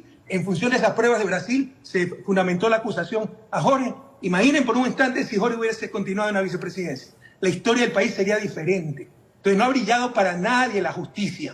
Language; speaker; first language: Spanish; native; Spanish